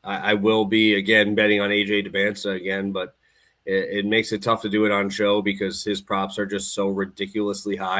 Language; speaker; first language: English; native; English